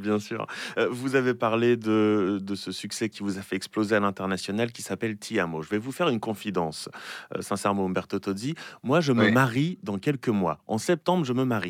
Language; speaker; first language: French; native; French